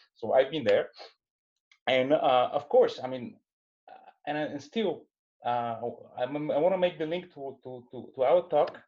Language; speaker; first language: English; non-native, fluent; Bulgarian